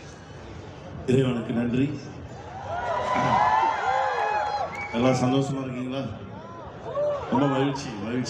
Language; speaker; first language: Tamil; native; Tamil